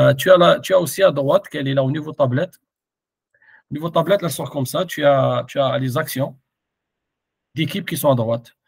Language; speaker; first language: French; non-native, local second language; Arabic